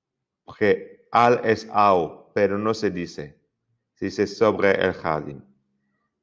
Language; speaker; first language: Spanish; non-native, fluent; French